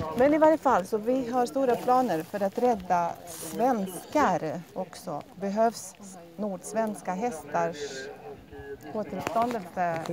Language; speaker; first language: Swedish; non-native, fluent; Latvian